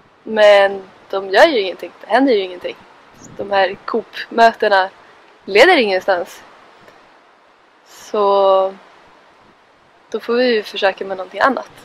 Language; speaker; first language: Swedish; native; Swedish